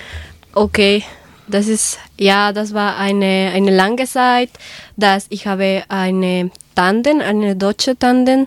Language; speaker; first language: German; non-native, learner; Spanish